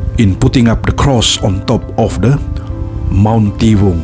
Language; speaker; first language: English; non-native, local second language; Malay